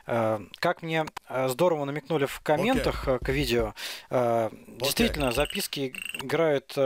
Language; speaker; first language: Russian; native; Russian